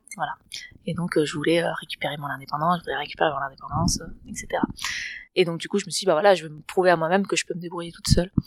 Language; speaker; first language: French; non-native, fluent; Catalan